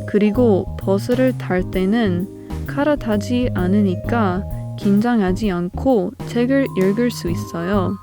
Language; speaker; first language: Korean; non-native, learner; English